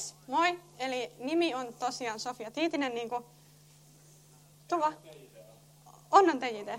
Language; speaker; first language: Finnish; native; Finnish